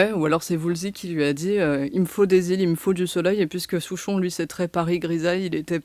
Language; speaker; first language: French; native; French